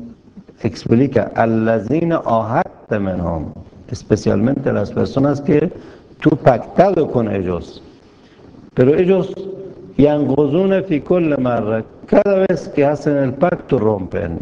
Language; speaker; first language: Spanish; non-native, fluent; Persian